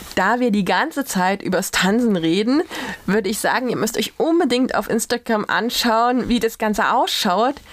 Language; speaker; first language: German; native; German